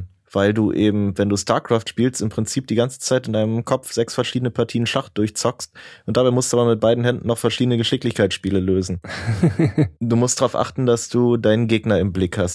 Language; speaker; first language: German; native; German